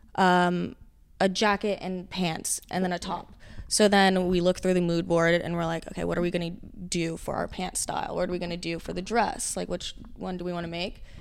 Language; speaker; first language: English; native; English